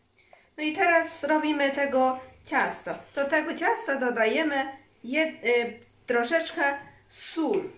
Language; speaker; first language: Polish; non-native, learner; Chinese